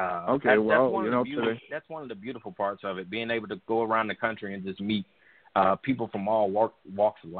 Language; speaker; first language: English; native; English